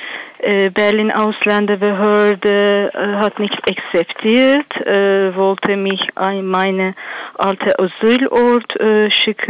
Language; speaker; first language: German; non-native, learner; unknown